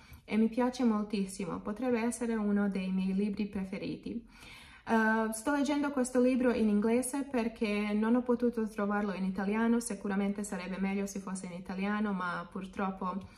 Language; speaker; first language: Italian; non-native, fluent; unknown